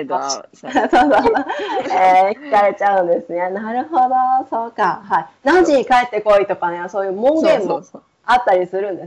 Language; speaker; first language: Japanese; native; Japanese